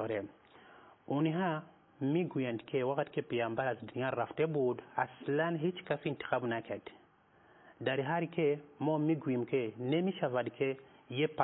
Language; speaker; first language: Persian; non-native, fluent; Nyanja